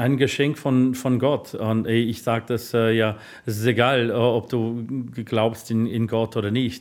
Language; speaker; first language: German; non-native, fluent; English